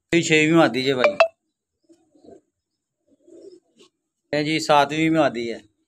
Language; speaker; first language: Hindi; non-native, local second language; Punjabi